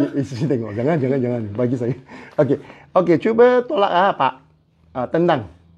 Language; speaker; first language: Malay; non-native, local second language; Chinese